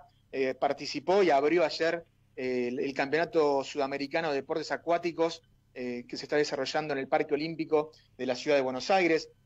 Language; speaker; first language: Spanish; native; Spanish